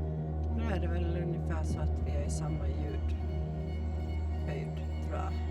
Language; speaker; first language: Swedish; native; Swedish